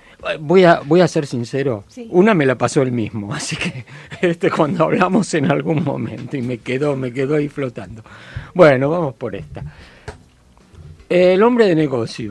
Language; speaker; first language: Spanish; native; Spanish